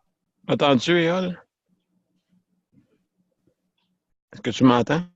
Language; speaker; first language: French; native; French